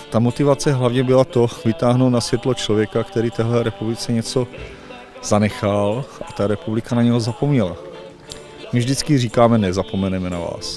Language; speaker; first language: Czech; native; Czech